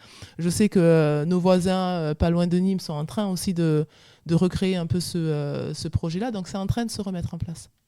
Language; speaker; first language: French; native; French